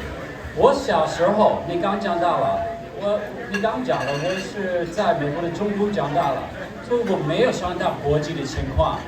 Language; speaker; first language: Chinese; non-native, fluent; English